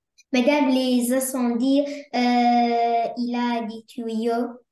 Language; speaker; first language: French; non-native, learner; Arabic